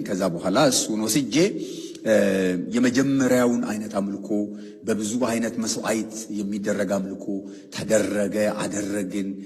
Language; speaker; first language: Amharic; non-native, local second language; Oromo